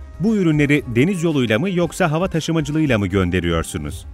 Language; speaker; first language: Turkish; native; Turkish